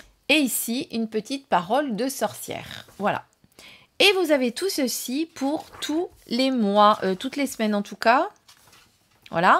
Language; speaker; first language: French; native; French